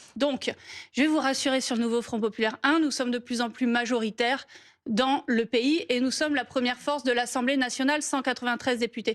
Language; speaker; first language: French; native; French